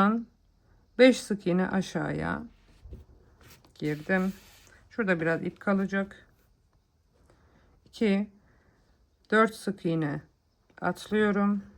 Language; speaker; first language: Turkish; native; Turkish